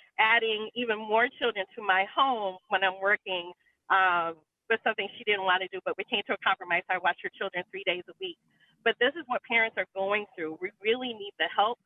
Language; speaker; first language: English; native; English